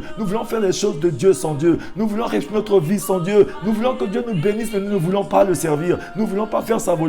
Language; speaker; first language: French; non-native, local second language; Lingala